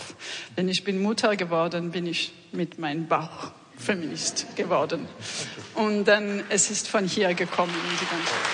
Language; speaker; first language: German; non-native, fluent; French